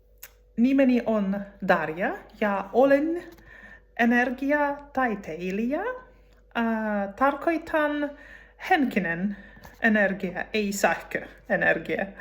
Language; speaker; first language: Finnish; non-native, learner; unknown